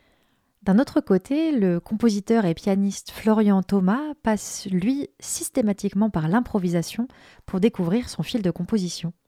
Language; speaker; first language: French; native; French